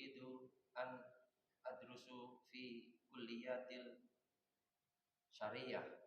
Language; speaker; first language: Arabic; non-native, learner; Indonesian